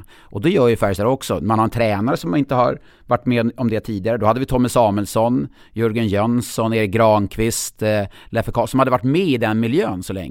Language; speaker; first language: Swedish; native; Swedish